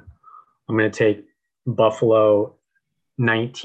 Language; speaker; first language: English; native; English